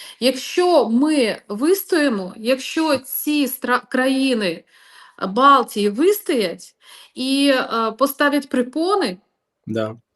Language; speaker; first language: Ukrainian; non-native, local second language; Russian